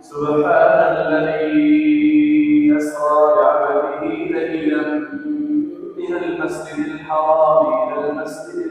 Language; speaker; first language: Arabic; native; Arabic